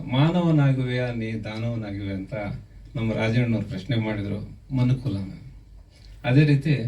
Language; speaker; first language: Kannada; native; Kannada